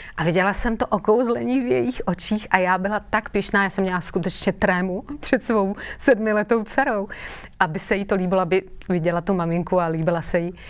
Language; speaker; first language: Czech; native; Czech